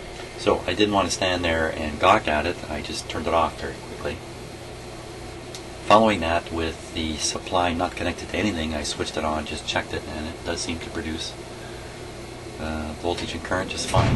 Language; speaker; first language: English; native; English